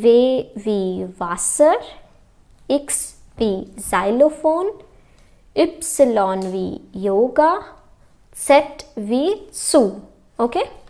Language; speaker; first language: German; non-native, fluent; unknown